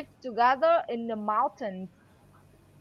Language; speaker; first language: English; non-native, learner; Vietnamese